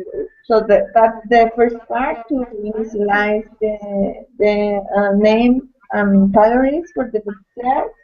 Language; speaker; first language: English; non-native, learner; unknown